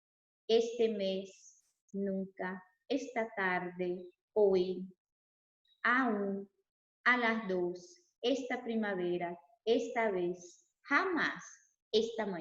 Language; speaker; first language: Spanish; non-native, fluent; Portuguese